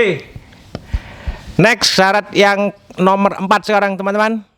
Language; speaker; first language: Indonesian; native; Indonesian